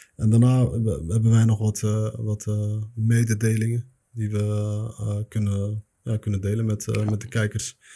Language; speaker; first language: Dutch; early bilingual, other home language; Arabic